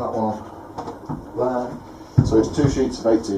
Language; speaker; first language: English; native; English